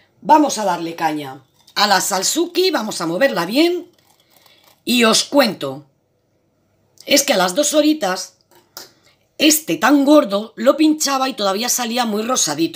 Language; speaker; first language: Spanish; native; Spanish